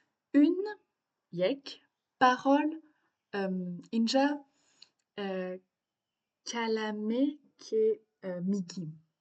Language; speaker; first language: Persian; non-native, learner; French